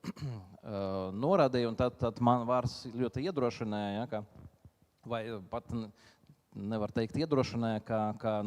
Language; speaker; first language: Latvian; non-native, local second language; Russian